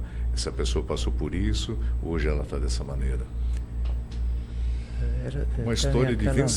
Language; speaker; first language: Portuguese; native; Portuguese